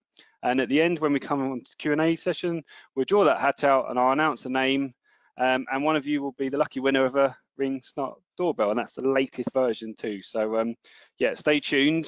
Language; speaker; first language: English; native; English